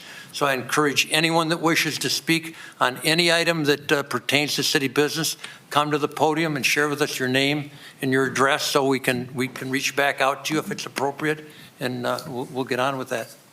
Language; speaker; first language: English; native; English